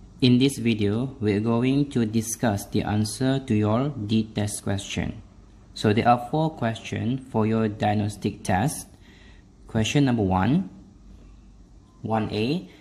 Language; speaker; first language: English; non-native, local second language; Malay